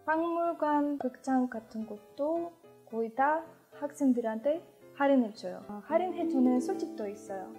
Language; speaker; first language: Korean; non-native, fluent; Russian